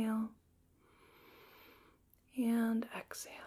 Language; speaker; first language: English; native; English